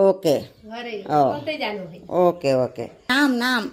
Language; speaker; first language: Hindi; non-native, learner; Telugu